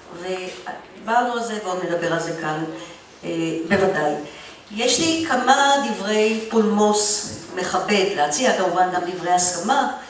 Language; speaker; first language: Hebrew; native; Hebrew